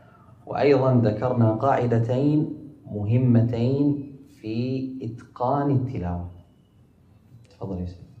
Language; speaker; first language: Arabic; native; Arabic